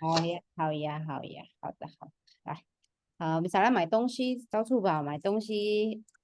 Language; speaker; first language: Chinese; non-native, fluent; Indonesian